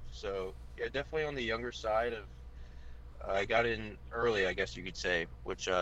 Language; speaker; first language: English; native; English